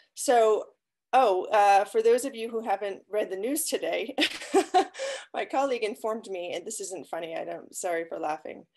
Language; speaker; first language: English; native; English